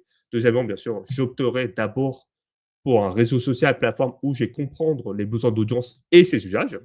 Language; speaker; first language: French; native; French